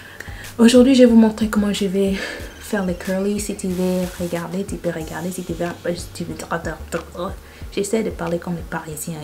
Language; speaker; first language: French; early bilingual, heritage; French